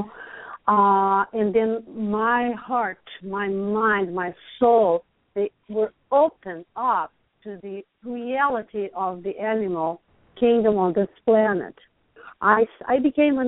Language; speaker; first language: English; non-native, fluent; Portuguese